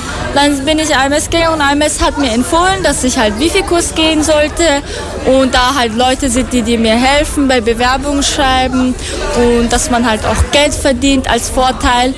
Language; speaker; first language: German; non-native, fluent; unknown